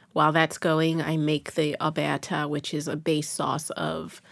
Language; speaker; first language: English; non-native, local second language; Yoruba